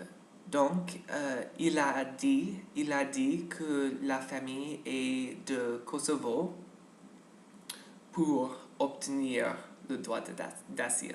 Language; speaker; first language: French; non-native, learner; English